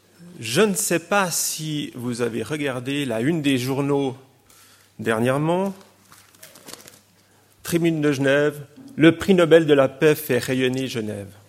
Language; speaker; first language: French; native; French